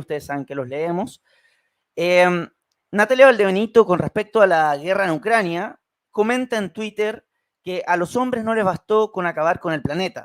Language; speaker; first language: Spanish; native; Spanish